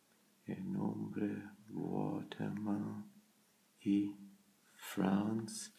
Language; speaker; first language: Spanish; non-native, learner; German